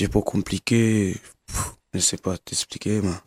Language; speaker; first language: French; non-native, learner; Kabuverdianu